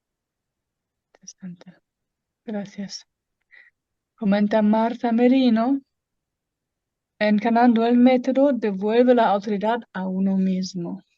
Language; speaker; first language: Spanish; non-native, fluent; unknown